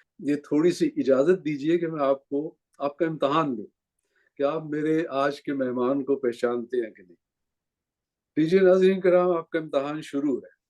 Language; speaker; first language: Urdu; native; Urdu